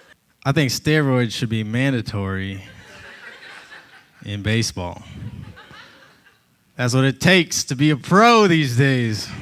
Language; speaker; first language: English; native; English